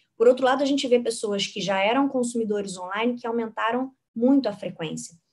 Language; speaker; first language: Portuguese; native; Portuguese